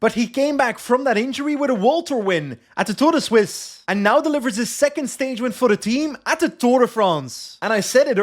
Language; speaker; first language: English; non-native, fluent; Dutch